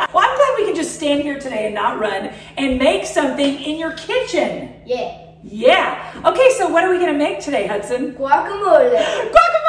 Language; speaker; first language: English; native; English